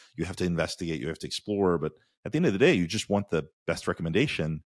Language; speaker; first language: English; native; English